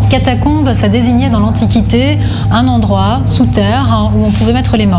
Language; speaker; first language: French; native; French